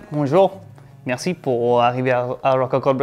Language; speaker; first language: French; non-native, fluent; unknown